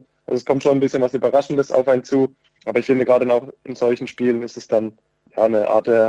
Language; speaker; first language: German; native; German